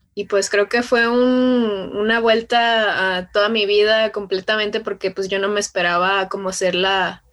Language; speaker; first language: Spanish; native; Spanish